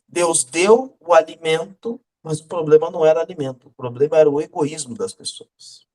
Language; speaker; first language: Portuguese; native; Portuguese